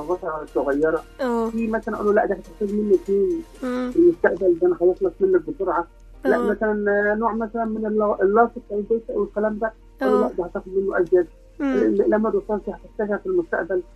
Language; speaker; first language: Arabic; native; Arabic